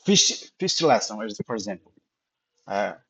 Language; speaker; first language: English; non-native, learner; Portuguese